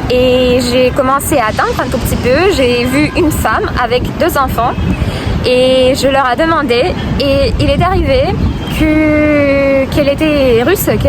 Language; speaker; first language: French; non-native, fluent; Russian